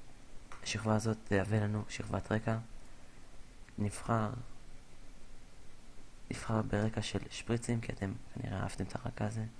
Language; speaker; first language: Hebrew; native; Hebrew